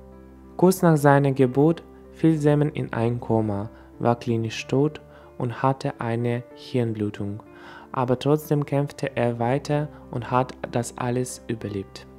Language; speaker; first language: German; non-native, fluent; Russian